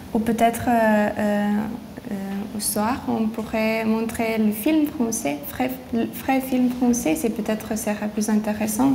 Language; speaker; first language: French; non-native, learner; Lithuanian